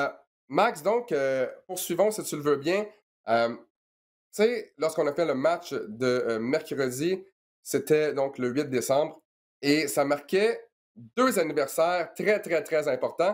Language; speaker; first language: French; native; French